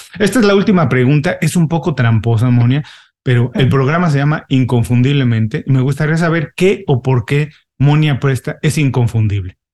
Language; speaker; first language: Spanish; native; Spanish